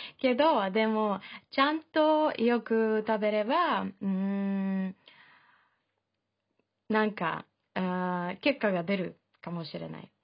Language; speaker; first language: Japanese; non-native, fluent; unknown